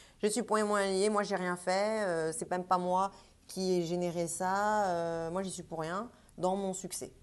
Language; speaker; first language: French; native; French